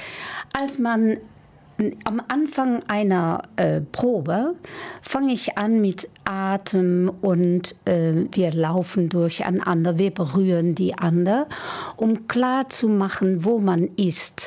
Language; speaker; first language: German; non-native, fluent; Dutch